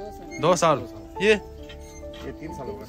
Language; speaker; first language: Hindi; non-native, local second language; Tibetan